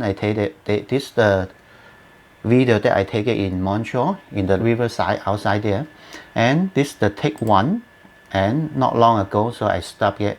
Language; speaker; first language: English; non-native, learner; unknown